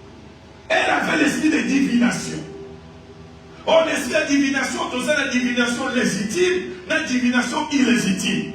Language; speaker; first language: French; non-native, local second language; Lingala